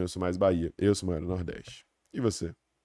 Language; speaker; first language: Portuguese; native; Portuguese